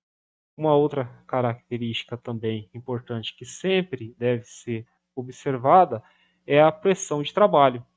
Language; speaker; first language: Portuguese; native; Portuguese